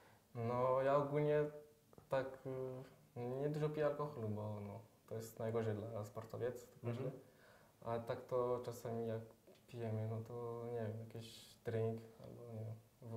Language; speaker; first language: Polish; early bilingual, heritage; French